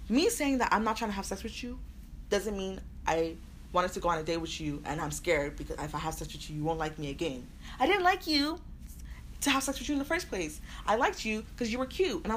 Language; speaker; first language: English; native; English